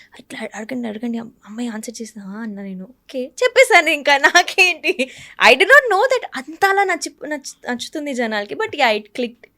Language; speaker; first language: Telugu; native; Telugu